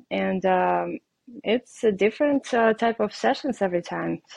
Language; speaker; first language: English; non-native, fluent; Russian